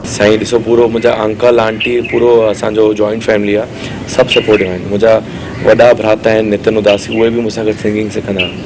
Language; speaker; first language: Sindhi; early bilingual, heritage; Sindhi